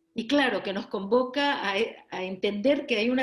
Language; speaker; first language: Spanish; native; Spanish